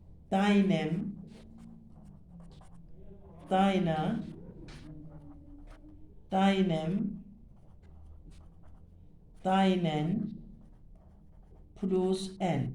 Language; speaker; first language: German; non-native, fluent; Turkish